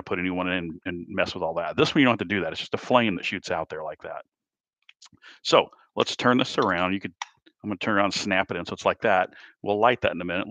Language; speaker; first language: English; native; English